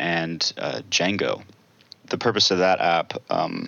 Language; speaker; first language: English; native; English